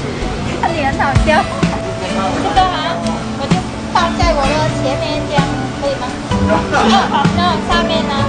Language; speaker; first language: Chinese; non-native, fluent; Vietnamese